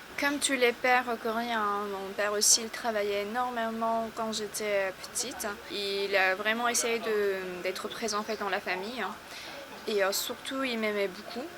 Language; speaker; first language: French; non-native, fluent; Korean